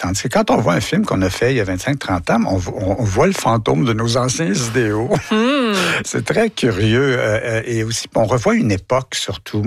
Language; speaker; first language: French; native; French